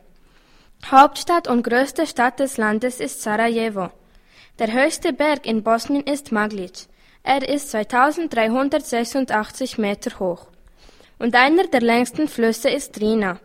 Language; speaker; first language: German; early bilingual, other home language; Bosnian